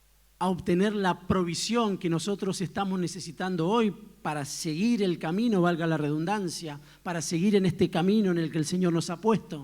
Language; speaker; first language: Spanish; native; Spanish